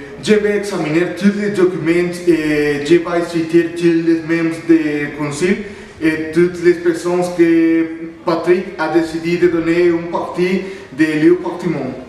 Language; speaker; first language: French; non-native, learner; Spanish